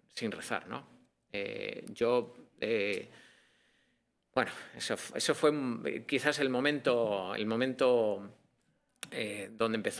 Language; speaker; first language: Spanish; native; Spanish